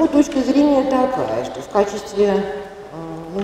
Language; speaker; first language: Russian; native; Russian